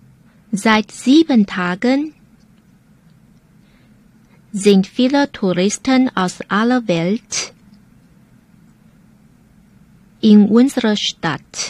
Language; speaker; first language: German; non-native, fluent; Chinese